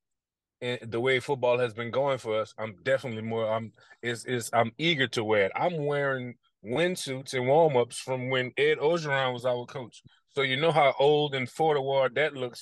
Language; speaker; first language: English; native; English